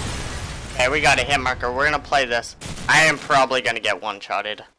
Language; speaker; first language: English; native; English